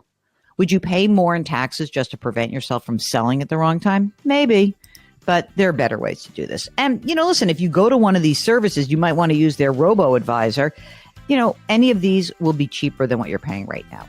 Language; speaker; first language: English; native; English